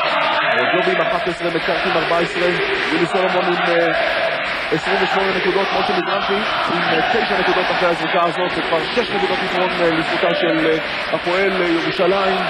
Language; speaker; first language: Hebrew; native; Hebrew